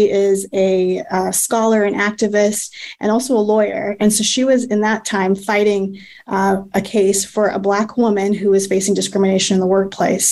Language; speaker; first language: English; native; English